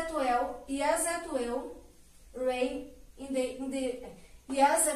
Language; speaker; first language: English; non-native, learner; Portuguese